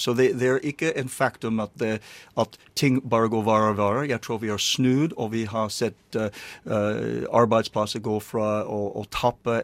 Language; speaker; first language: Norwegian; non-native, learner; English